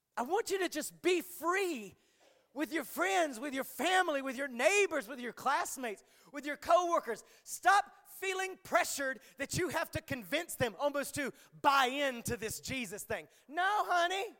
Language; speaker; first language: English; native; English